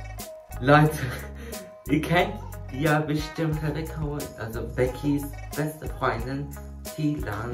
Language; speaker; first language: German; early bilingual, other home language; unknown